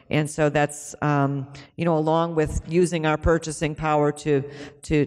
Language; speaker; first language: English; native; English